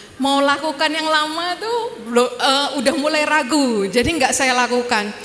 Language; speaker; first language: Indonesian; native; Indonesian